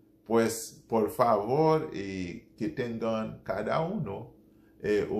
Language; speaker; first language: Spanish; non-native, fluent; Haitian Creole